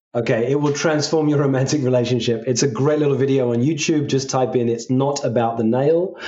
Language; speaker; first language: English; native; English